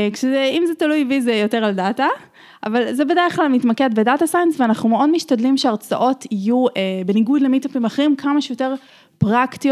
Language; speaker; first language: Hebrew; native; Hebrew